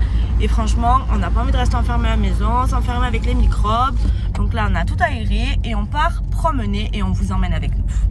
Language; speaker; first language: French; native; French